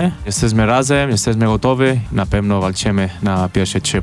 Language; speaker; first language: Polish; non-native, learner; Spanish